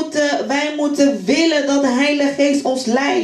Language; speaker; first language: Dutch; non-native, fluent; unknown